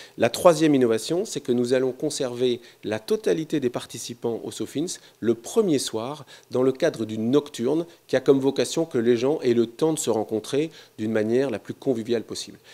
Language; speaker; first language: French; native; French